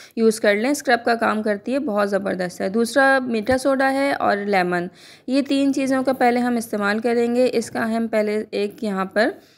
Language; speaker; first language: Hindi; native; Hindi